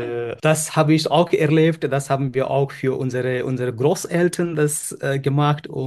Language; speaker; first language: German; non-native, fluent; Nepali